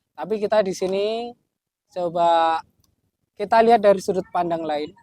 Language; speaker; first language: Indonesian; non-native, local second language; Sundanese